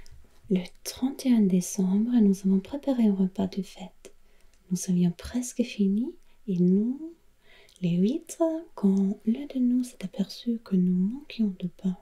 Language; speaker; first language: French; non-native, learner; German